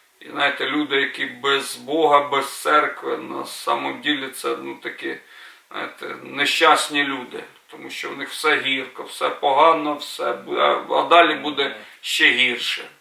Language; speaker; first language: Ukrainian; non-native, local second language; Russian